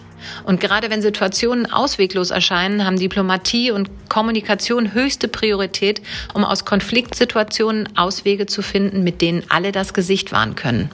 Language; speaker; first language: German; native; German